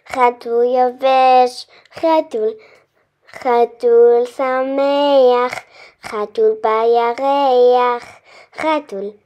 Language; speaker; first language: Hebrew; non-native, learner; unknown